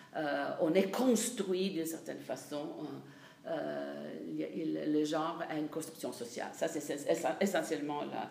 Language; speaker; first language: French; non-native, fluent; Italian